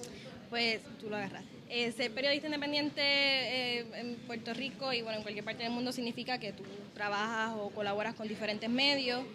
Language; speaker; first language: Spanish; native; Spanish